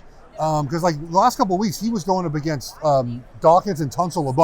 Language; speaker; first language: English; native; English